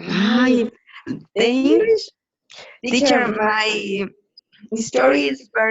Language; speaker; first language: English; non-native, learner; Spanish